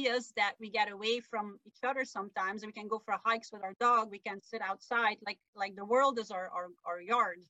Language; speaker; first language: English; non-native, fluent; Dutch